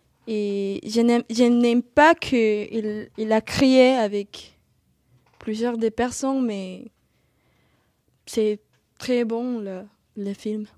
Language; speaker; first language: French; non-native, learner; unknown